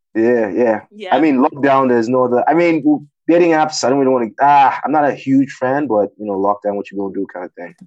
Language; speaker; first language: English; non-native, local second language; Yoruba